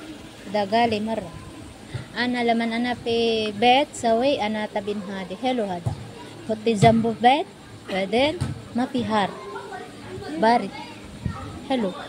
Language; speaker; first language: Arabic; non-native, learner; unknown